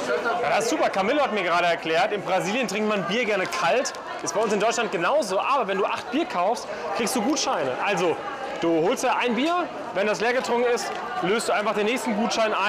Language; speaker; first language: German; native; German